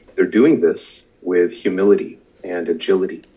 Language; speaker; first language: English; native; English